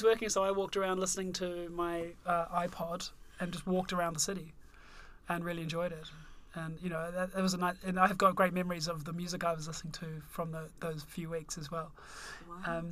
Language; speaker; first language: English; native; English